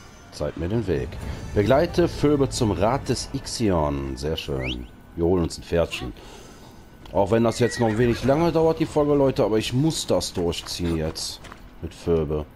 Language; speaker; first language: German; native; German